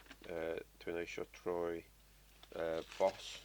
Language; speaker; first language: Welsh; non-native, learner; English